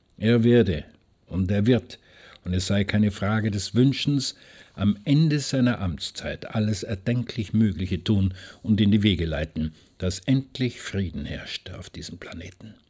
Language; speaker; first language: German; native; German